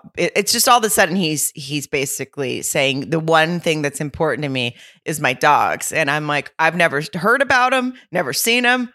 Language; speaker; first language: English; native; English